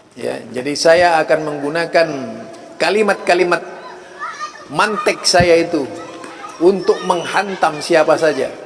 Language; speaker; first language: Indonesian; non-native, local second language; Madurese